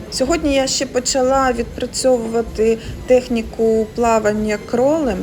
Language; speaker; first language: Ukrainian; non-native, local second language; Russian